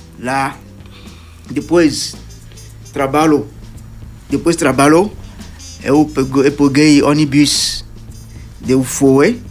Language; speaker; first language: Portuguese; non-native, learner; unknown